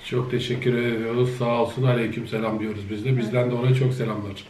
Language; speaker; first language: Turkish; native; Turkish